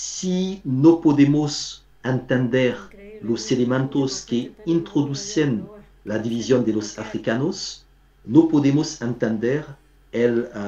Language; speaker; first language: Spanish; non-native, fluent; French